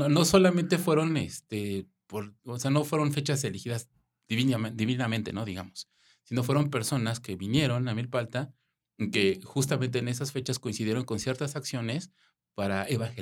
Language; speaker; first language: Spanish; native; Spanish